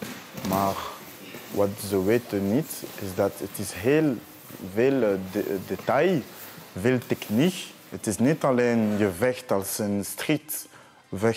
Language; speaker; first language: Dutch; non-native, learner; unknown